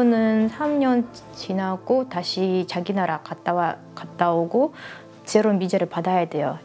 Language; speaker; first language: Korean; non-native, learner; Russian